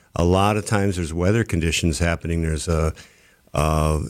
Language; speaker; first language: English; native; English